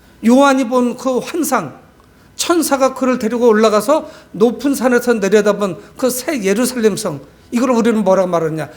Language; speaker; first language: Korean; native; Korean